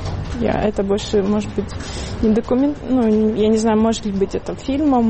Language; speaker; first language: Russian; native; Russian